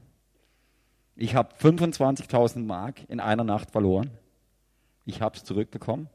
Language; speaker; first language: German; native; German